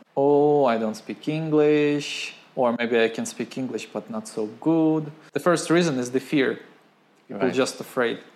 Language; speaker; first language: English; non-native, fluent; Ukrainian